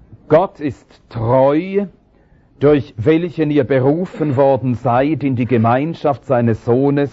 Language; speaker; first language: German; native; German